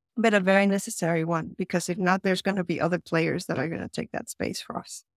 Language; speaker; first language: English; non-native, fluent; Spanish